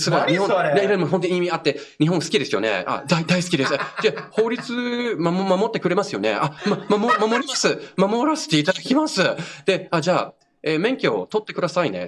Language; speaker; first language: Japanese; non-native, learner; English